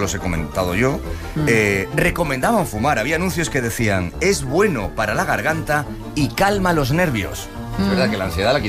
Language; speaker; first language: Spanish; native; Spanish